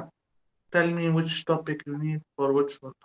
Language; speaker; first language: English; non-native, learner; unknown